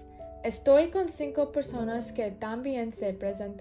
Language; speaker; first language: Spanish; non-native, learner; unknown